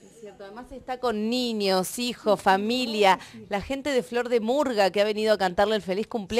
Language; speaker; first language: Spanish; native; Spanish